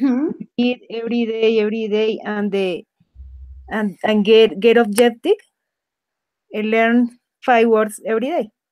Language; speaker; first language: English; non-native, learner; Spanish